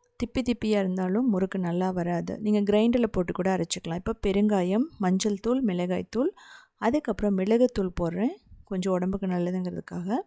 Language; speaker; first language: Tamil; native; Tamil